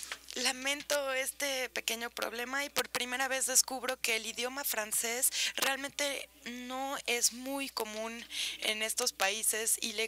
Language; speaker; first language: Spanish; non-native, fluent; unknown